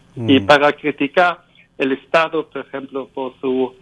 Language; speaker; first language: Spanish; non-native, fluent; German